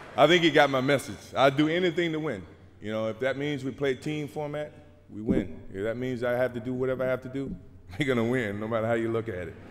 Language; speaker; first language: English; native; English